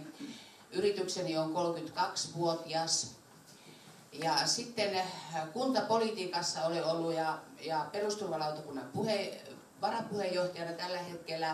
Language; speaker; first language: Finnish; native; Finnish